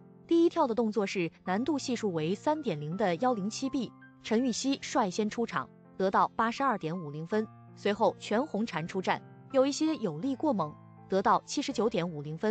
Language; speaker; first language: Chinese; native; Chinese